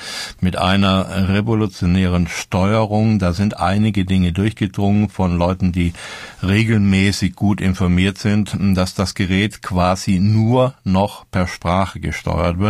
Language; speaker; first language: German; native; German